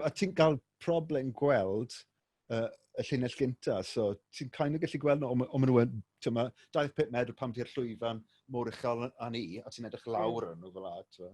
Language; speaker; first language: Welsh; native; Welsh